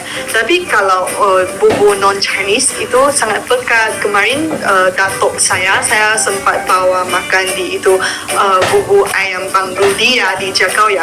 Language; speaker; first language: Indonesian; non-native, fluent; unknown